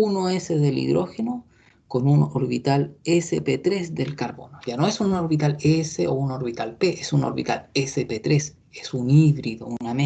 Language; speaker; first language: Spanish; native; Spanish